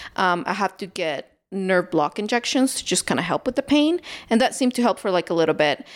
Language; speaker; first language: English; early bilingual, other home language; Spanish